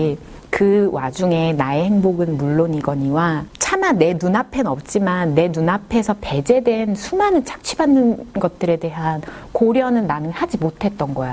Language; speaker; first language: Korean; native; Korean